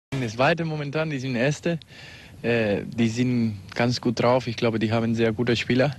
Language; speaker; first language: German; non-native, fluent; Spanish